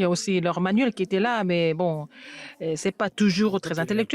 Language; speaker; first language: French; non-native, fluent; Korean